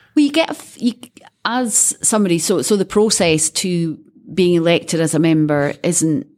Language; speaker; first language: English; native; English